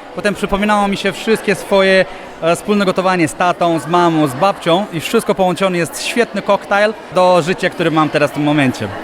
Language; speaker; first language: Polish; non-native, fluent; Romanian